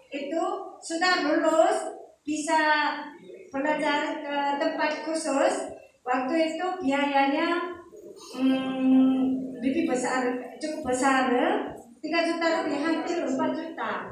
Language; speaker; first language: Indonesian; non-native, learner; Korean